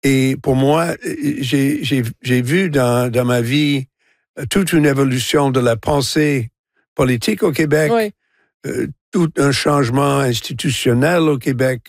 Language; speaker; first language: French; non-native, local second language; English